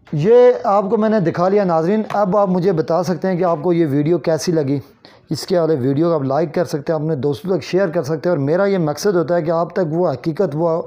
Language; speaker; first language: Urdu; non-native, local second language; Kashmiri